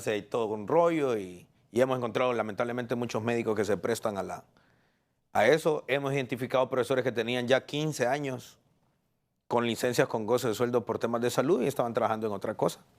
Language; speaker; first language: Spanish; native; Spanish